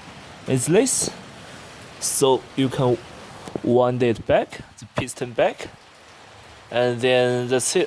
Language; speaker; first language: English; non-native, learner; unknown